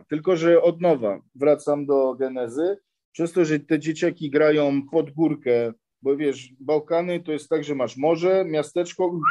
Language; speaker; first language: Polish; early bilingual, heritage; Polish